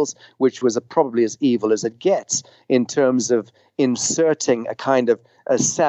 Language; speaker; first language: English; native; English